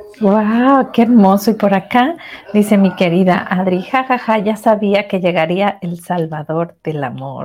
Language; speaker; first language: Spanish; native; Spanish